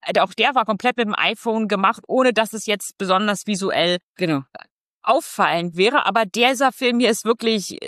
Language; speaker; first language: German; native; German